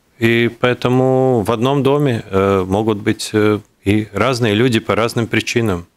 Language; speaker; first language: Russian; non-native, local second language; Latvian